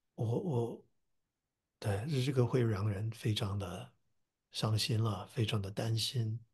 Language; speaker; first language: Chinese; non-native, fluent; English